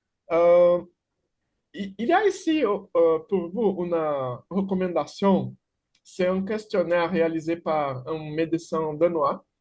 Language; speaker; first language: French; non-native, fluent; Portuguese